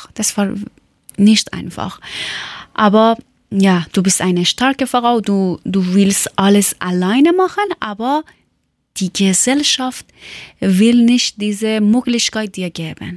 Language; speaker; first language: German; non-native, learner; Persian